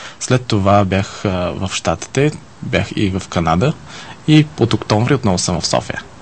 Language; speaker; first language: Bulgarian; early bilingual, heritage; Bulgarian